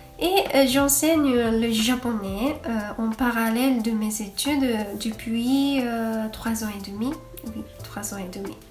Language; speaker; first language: French; non-native, fluent; Japanese